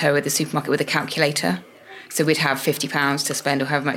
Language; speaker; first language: English; native; English